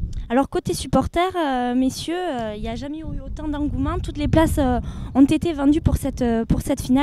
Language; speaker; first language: French; native; French